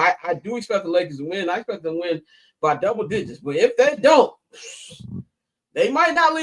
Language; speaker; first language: English; native; English